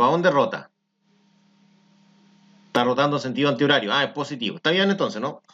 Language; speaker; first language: Spanish; native; Spanish